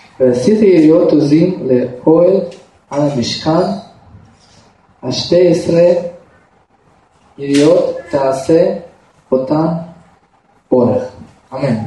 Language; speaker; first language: Hebrew; non-native, fluent; Russian